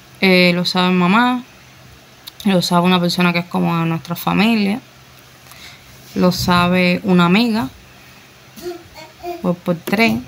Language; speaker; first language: Spanish; native; Spanish